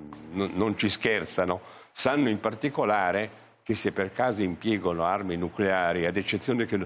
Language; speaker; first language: Italian; native; Italian